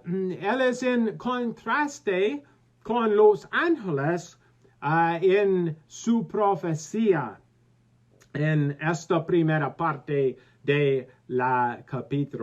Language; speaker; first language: Spanish; non-native, learner; English